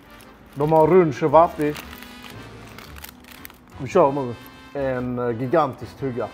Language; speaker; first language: Swedish; native; Swedish